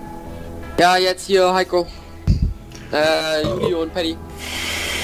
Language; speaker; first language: German; native; German